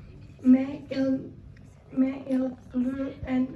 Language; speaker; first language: French; non-native, learner; Czech